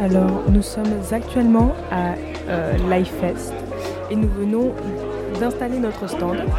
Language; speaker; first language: French; native; French